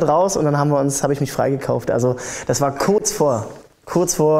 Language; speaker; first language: German; native; German